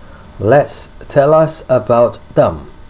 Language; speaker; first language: English; non-native, fluent; Indonesian